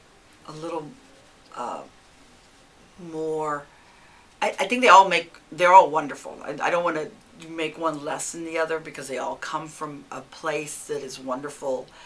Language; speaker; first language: English; early bilingual, other home language; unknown